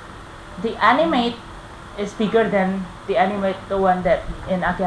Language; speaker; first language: English; non-native, fluent; Indonesian